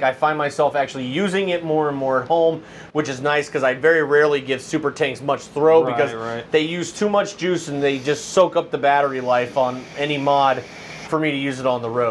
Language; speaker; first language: English; native; English